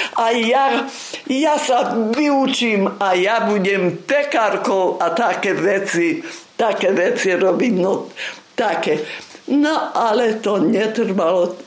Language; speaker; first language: Slovak; non-native, local second language; Rusyn